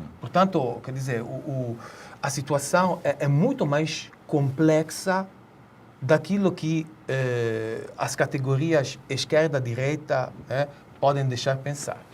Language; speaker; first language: Portuguese; non-native, fluent; Italian